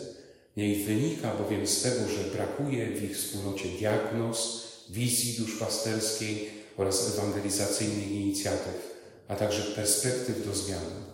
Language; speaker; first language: Polish; native; Polish